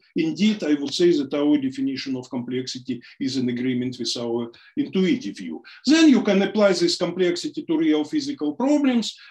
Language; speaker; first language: English; non-native, fluent; Russian